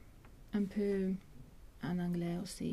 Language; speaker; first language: French; non-native, learner; Latvian